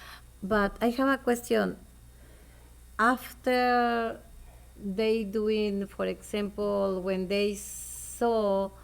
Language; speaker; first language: English; non-native, local second language; Spanish